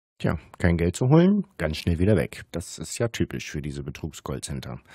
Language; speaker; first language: German; native; German